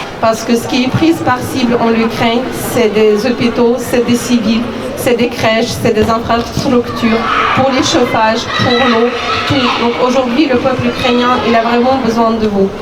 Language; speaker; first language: French; non-native, fluent; Ukrainian